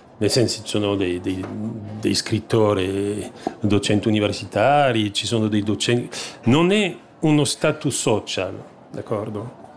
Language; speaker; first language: Italian; non-native, fluent; French